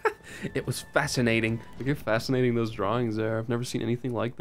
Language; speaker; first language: English; native; English